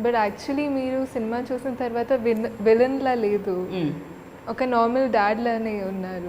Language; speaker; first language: Telugu; non-native, learner; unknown